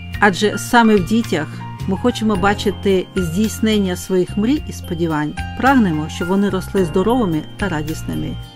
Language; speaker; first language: Ukrainian; native; Ukrainian